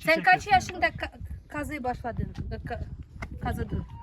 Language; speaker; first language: Turkish; non-native, learner; Russian